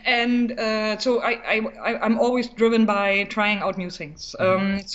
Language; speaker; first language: English; non-native, fluent; German